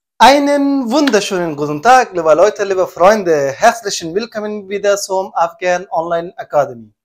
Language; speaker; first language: German; non-native, learner; Persian